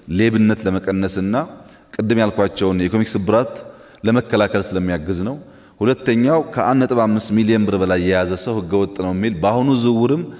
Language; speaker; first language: Amharic; non-native, local second language; Oromo